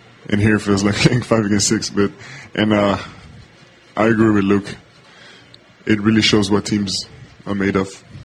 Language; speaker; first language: English; non-native, fluent; French